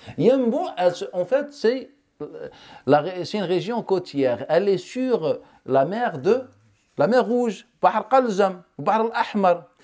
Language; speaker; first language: French; non-native, local second language; Wolof